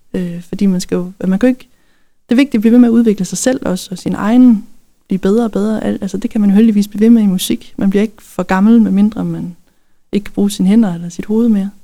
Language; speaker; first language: Danish; native; Danish